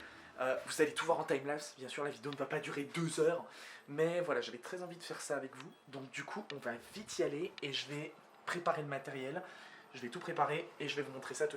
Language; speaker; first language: French; native; French